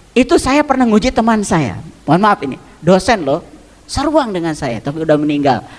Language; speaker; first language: Indonesian; non-native, local second language; Sundanese